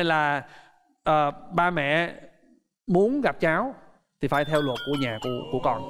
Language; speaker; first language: Vietnamese; non-native, fluent; English